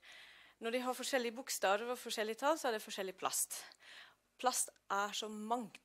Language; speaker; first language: Norwegian; non-native, fluent; English